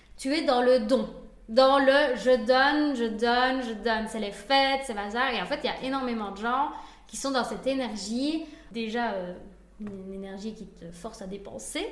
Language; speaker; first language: French; early bilingual, other home language; Spanish